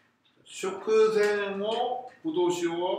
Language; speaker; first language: Japanese; non-native, fluent; Korean